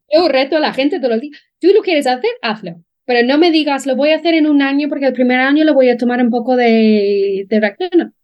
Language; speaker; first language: Spanish; non-native, fluent; English